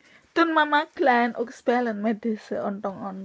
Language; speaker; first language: Dutch; non-native, learner; Indonesian